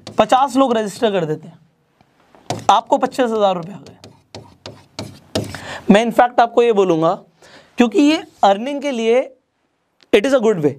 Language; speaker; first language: Hindi; non-native, local second language; Marathi